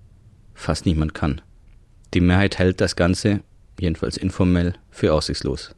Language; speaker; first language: German; native; German